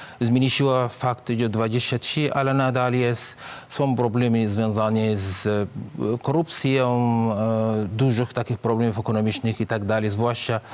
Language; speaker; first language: Polish; non-native, fluent; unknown